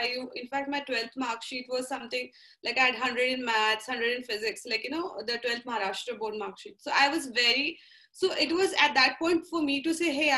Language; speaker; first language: English; non-native, local second language; Marathi